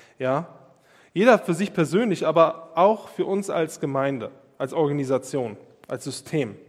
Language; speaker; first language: German; native; German